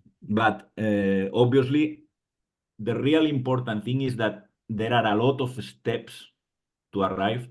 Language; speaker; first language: English; non-native, fluent; Spanish